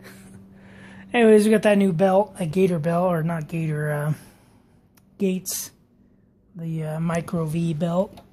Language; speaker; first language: English; native; English